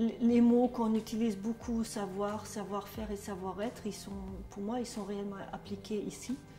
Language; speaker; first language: French; non-native, fluent; German